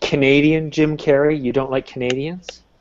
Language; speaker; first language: English; native; English